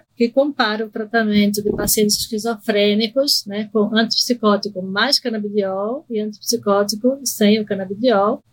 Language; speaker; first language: Portuguese; early bilingual, other home language; Spanish